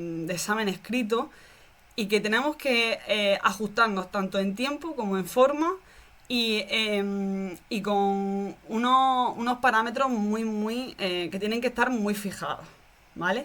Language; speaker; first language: Spanish; native; Spanish